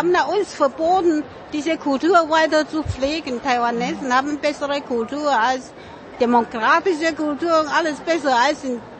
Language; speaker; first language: German; non-native, fluent; Min Nan Chinese